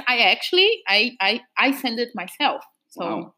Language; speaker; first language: English; non-native, fluent; Portuguese